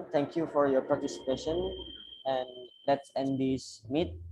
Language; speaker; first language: English; non-native, learner; Indonesian